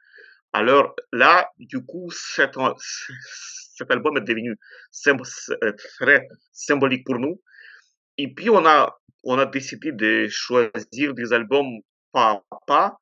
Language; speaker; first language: French; non-native, fluent; Ukrainian